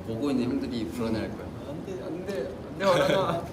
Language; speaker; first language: Korean; native; Korean